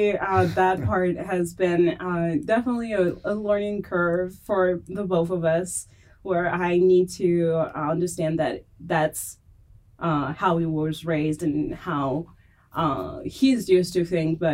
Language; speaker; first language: English; non-native, fluent; French